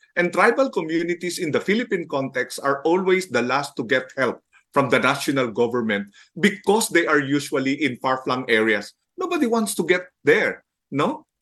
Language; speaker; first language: English; non-native, local second language; Filipino